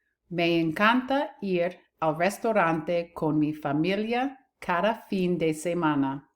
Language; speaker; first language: Spanish; non-native, fluent; English